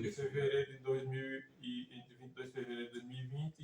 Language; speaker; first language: Portuguese; native; Portuguese